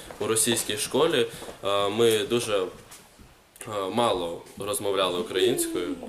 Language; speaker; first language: Ukrainian; non-native, local second language; Russian